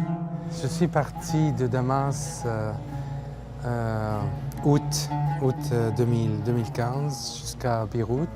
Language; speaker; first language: French; non-native, learner; Arabic